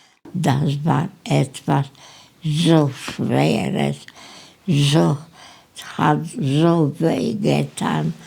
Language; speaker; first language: German; non-native, learner; Polish